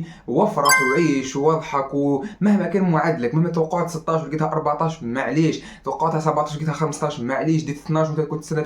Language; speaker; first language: Arabic; native; Arabic